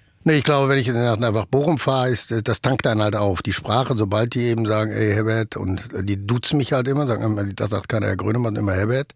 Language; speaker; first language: German; native; German